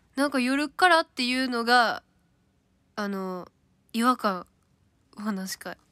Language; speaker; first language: Japanese; native; Japanese